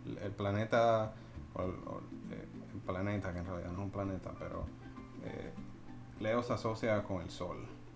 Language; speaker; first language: Spanish; native; Spanish